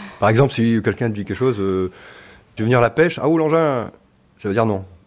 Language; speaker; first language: French; native; French